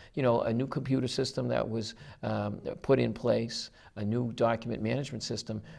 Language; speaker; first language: English; native; English